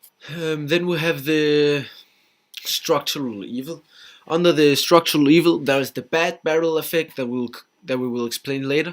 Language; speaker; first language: English; non-native, fluent; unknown